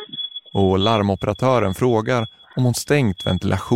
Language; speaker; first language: Swedish; native; Swedish